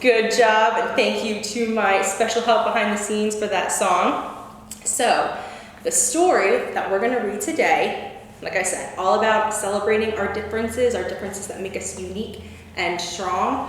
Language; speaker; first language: English; native; English